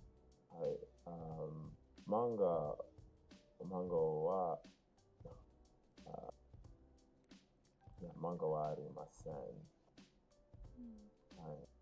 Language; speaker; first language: Japanese; non-native, learner; English